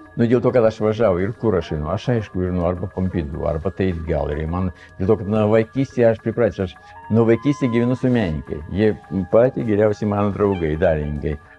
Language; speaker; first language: Lithuanian; non-native, fluent; Russian